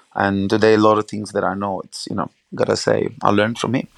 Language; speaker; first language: English; non-native, fluent; Italian